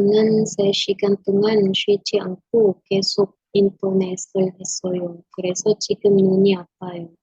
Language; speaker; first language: Korean; non-native, learner; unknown